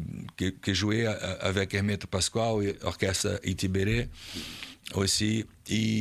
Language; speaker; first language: French; non-native, learner; Portuguese